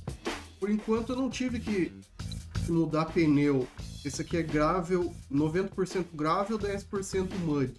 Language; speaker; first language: Portuguese; native; Portuguese